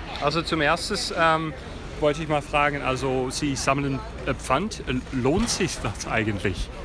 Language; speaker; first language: German; non-native, fluent; English